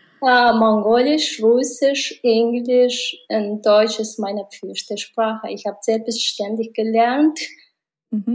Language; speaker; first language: German; non-native, learner; Mongolian